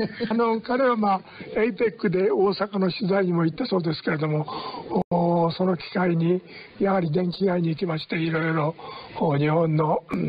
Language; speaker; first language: Japanese; native; Japanese